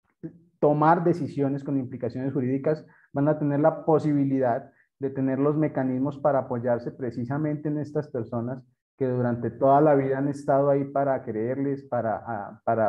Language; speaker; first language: Spanish; native; Spanish